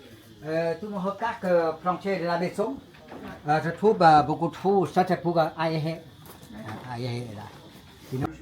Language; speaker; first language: French; non-native, learner; Thai